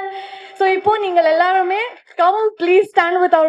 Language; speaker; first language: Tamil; non-native, learner; Kannada